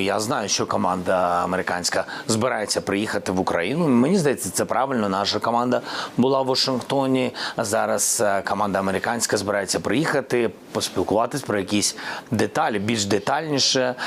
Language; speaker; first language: Ukrainian; non-native, local second language; Russian